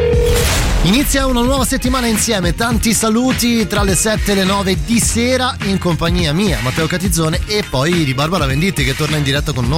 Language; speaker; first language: Italian; native; Italian